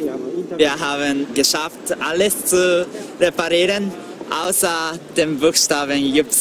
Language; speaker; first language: German; non-native, fluent; Japanese